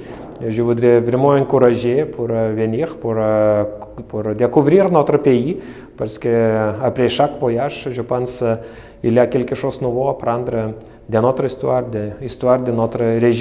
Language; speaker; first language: French; non-native, fluent; Lithuanian